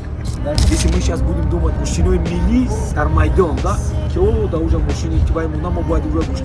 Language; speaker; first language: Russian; non-native, local second language; Tajik